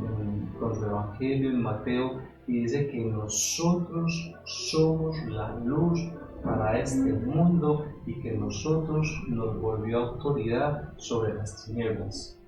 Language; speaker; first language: Spanish; native; Spanish